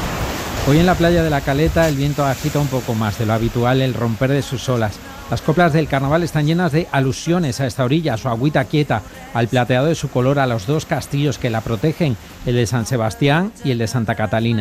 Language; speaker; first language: Spanish; native; Spanish